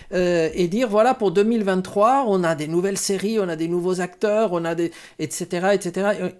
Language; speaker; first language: French; non-native, fluent; Spanish